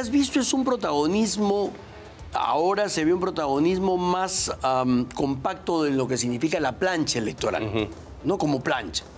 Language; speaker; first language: Spanish; native; Spanish